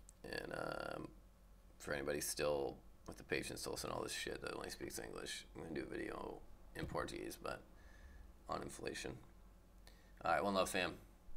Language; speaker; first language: English; native; English